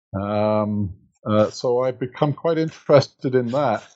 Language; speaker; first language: English; native; English